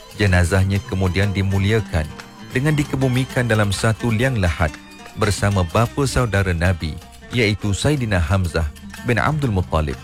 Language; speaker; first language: Malay; native; Malay